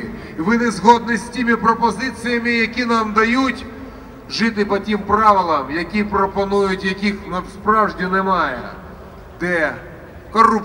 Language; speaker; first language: Ukrainian; non-native, local second language; Russian